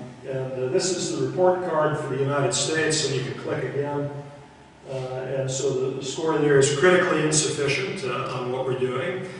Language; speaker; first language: English; native; English